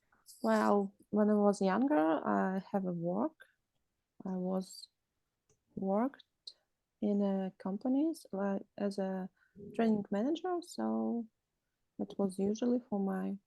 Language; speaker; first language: English; non-native, learner; Russian